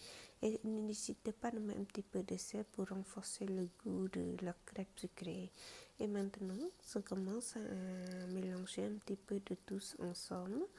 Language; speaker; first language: French; non-native, fluent; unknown